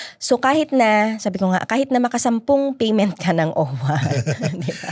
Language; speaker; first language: Filipino; native; Filipino